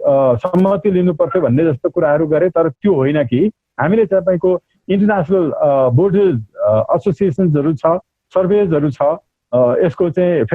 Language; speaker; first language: Nepali; native; Nepali